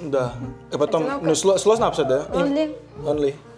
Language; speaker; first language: Russian; non-native, learner; Indonesian